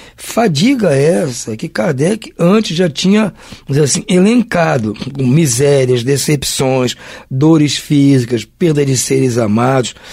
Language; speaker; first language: Portuguese; native; Portuguese